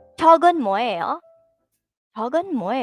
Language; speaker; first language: Korean; non-native, fluent; Filipino